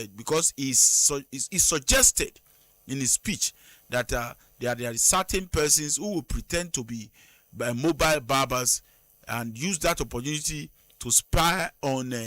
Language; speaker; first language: English; non-native, local second language; Yoruba